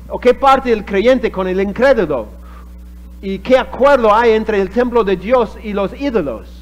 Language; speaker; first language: Spanish; non-native, fluent; English